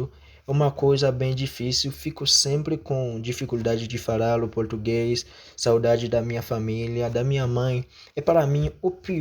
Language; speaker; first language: Portuguese; non-native, fluent; Haitian Creole